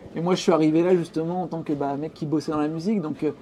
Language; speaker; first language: French; native; French